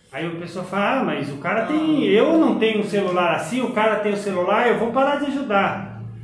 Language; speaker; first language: Portuguese; native; Portuguese